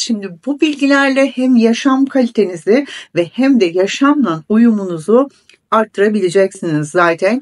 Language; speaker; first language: Turkish; native; Turkish